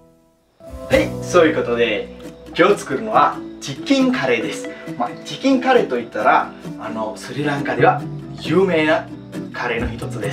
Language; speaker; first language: Japanese; non-native, fluent; Sinhala